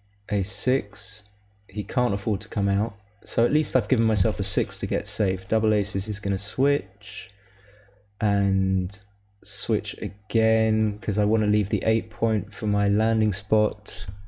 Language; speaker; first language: English; native; English